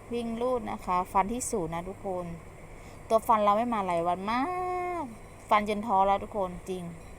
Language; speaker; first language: Thai; native; Thai